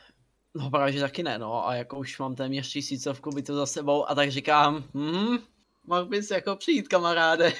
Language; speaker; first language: Czech; native; Czech